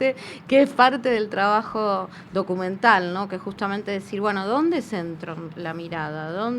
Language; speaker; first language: Spanish; native; Spanish